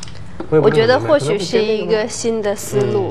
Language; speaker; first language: Chinese; native; Chinese